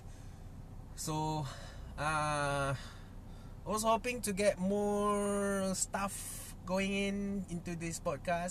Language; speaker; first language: English; non-native, local second language; Malay